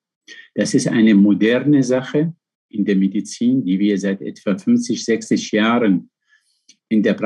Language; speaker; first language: German; non-native, fluent; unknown